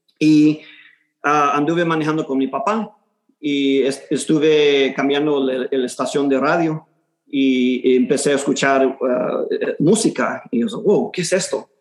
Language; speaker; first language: Spanish; early bilingual, heritage; Spanish